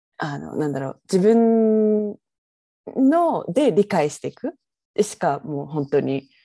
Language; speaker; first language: Japanese; native; Japanese